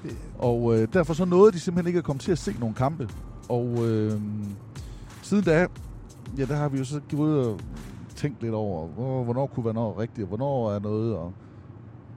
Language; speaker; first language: Danish; native; Danish